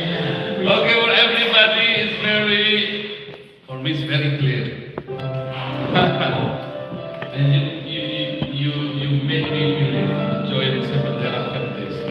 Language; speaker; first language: English; non-native, learner; Indonesian